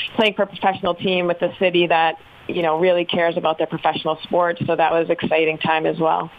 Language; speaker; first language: English; native; English